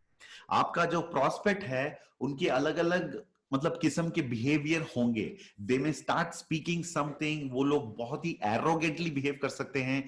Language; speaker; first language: Hindi; native; Hindi